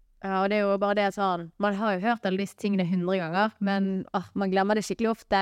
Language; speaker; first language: Norwegian; native; Norwegian